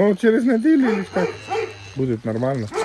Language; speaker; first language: Russian; non-native, learner; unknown